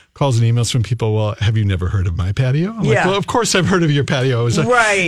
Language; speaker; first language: English; native; English